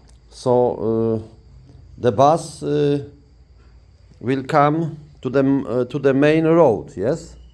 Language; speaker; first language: English; non-native, learner; Polish